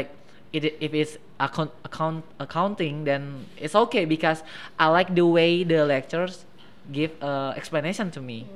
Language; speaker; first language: English; non-native, fluent; Indonesian